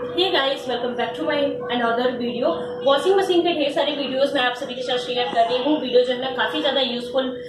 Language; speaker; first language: Hindi; native; Hindi